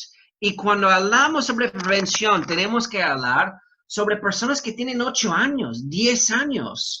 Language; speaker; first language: Spanish; non-native, fluent; English